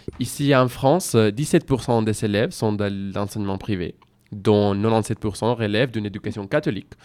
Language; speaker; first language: French; non-native, fluent; Spanish